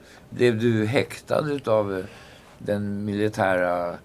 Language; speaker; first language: Swedish; native; Swedish